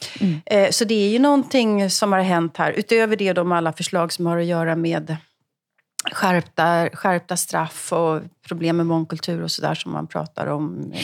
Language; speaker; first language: Swedish; native; Swedish